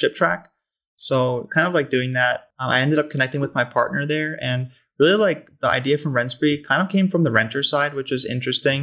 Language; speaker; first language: English; native; English